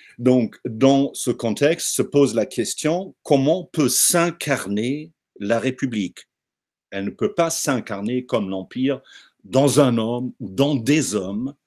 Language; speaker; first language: French; non-native, fluent; German